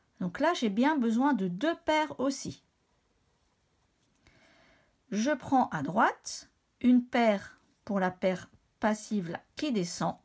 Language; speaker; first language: French; native; French